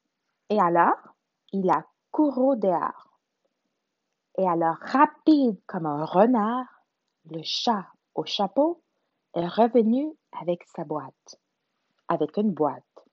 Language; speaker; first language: French; non-native, learner; Spanish